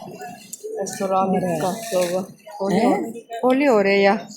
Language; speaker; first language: Greek; non-native, learner; Armenian